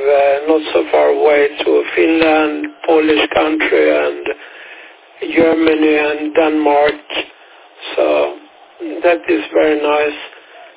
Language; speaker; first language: English; non-native, fluent; Swedish